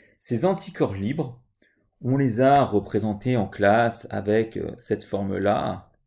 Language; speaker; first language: French; native; French